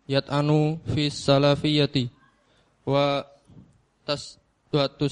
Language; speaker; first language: Arabic; non-native, learner; Indonesian